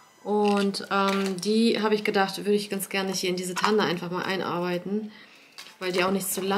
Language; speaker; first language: German; native; German